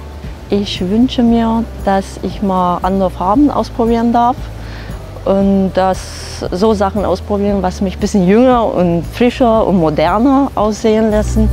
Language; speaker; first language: German; non-native, fluent; Hungarian